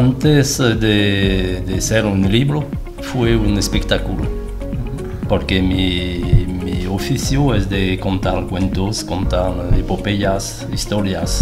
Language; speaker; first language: Spanish; non-native, fluent; French